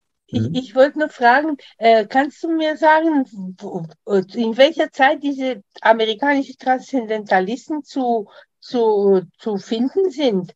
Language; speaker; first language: German; non-native, fluent; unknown